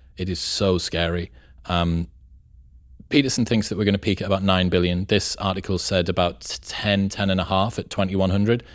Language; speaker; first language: English; native; English